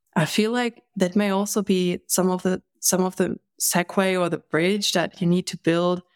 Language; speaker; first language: English; non-native, fluent; German